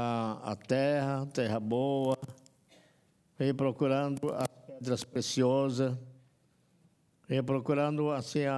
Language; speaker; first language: Portuguese; non-native, local second language; Yanomámi